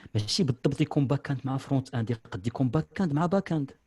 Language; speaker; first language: Arabic; native; Arabic